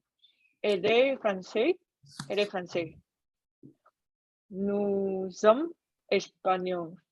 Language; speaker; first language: French; non-native, learner; Chinese